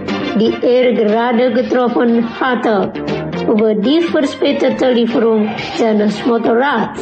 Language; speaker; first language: German; non-native, fluent; Indonesian